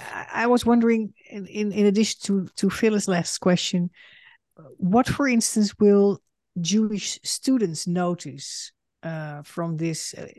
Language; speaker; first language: English; non-native, fluent; Dutch